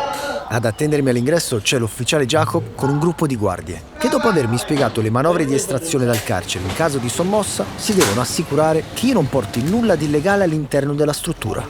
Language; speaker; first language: Italian; native; Italian